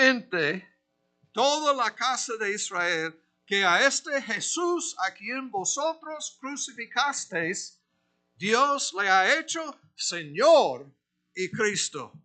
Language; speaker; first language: Spanish; non-native, fluent; English